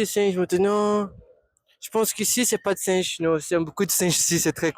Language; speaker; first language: French; non-native, learner; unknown